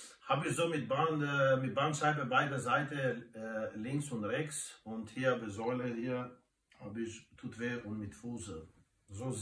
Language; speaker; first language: German; non-native, learner; Albanian